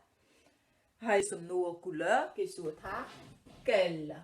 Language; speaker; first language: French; non-native, fluent; Khmer